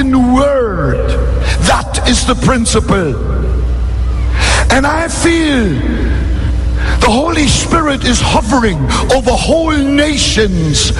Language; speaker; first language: English; non-native, fluent; German